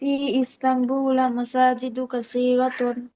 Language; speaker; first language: Arabic; non-native, learner; Bangla